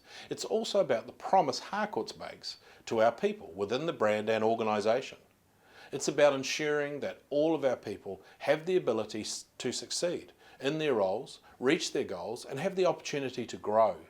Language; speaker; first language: English; native; English